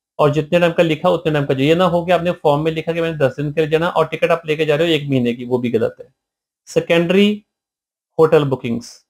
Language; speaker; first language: Hindi; non-native, local second language; Punjabi